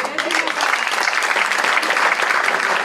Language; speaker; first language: Hebrew; non-native, local second language; Arabic